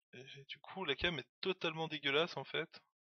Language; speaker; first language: French; native; French